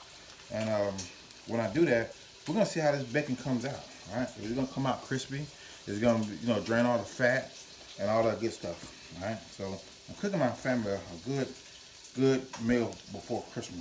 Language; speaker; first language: English; native; English